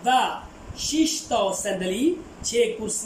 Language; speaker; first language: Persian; non-native, fluent; Urdu